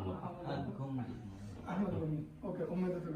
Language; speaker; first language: Japanese; non-native, learner; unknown